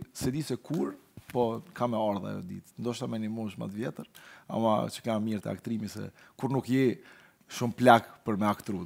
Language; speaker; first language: Albanian; native; Albanian